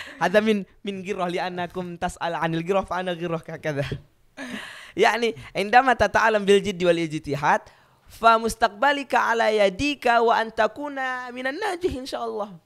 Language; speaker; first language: Arabic; non-native, learner; Indonesian